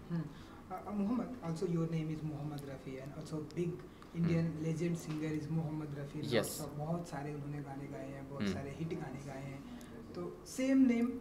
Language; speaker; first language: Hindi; native; Hindi